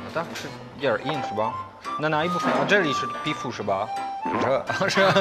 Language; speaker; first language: Chinese; non-native, learner; English